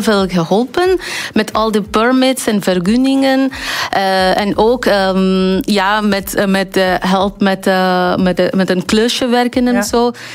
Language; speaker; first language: Dutch; non-native, learner; Bangla